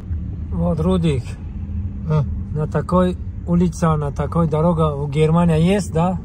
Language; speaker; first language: Russian; non-native, learner; Tajik